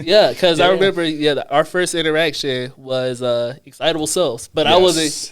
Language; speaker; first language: English; native; English